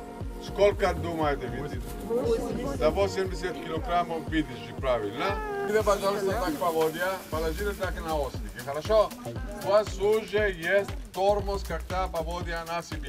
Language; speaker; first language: Russian; non-native, learner; Greek